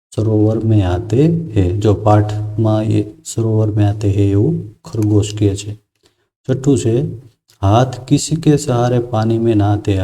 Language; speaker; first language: Hindi; non-native, local second language; Gujarati